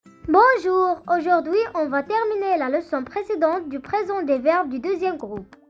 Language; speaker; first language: French; non-native, fluent; Arabic